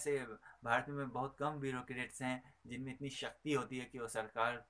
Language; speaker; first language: Hindi; native; Hindi